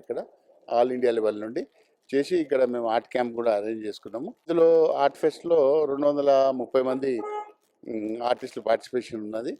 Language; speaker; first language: Telugu; native; Telugu